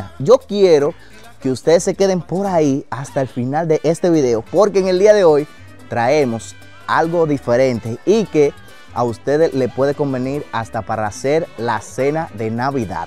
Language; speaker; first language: Spanish; native; Spanish